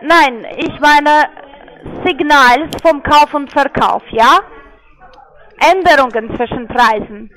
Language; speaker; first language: German; non-native, learner; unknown